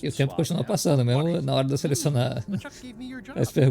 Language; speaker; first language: Portuguese; native; Portuguese